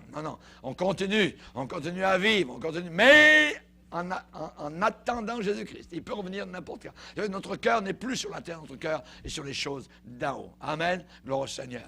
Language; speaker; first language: French; native; French